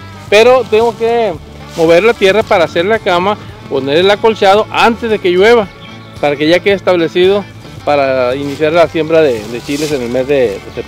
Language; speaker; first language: Spanish; native; Spanish